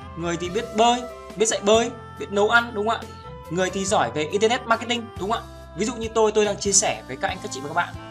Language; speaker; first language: Vietnamese; native; Vietnamese